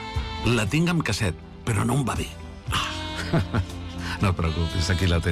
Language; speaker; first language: Catalan; native; Catalan